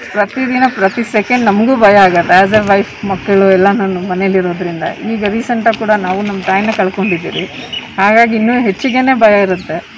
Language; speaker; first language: Kannada; native; Kannada